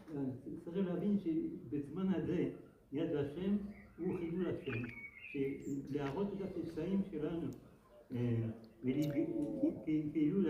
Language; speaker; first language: Hebrew; non-native, fluent; French